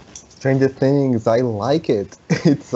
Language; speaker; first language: English; non-native, learner; Portuguese